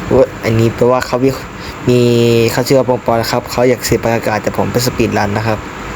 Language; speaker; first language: Thai; native; Thai